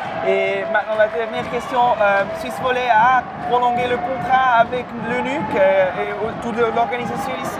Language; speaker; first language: French; non-native, fluent; German